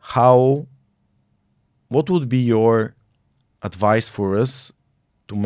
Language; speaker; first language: English; non-native, fluent; Bulgarian